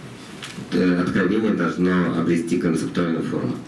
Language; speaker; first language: Russian; native; Russian